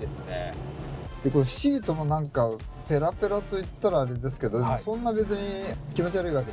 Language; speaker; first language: Japanese; native; Japanese